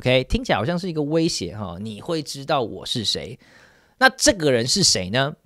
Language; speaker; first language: Chinese; native; Chinese